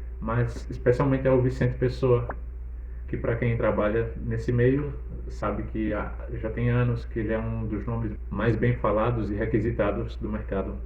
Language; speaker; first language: Portuguese; native; Portuguese